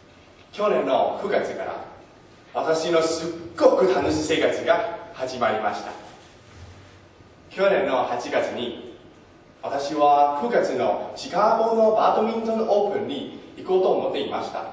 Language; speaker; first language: Japanese; non-native, learner; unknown